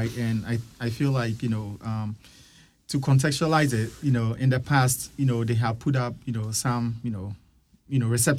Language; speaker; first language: English; non-native, local second language; Akan